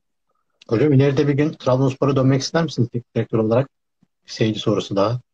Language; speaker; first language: Turkish; native; Turkish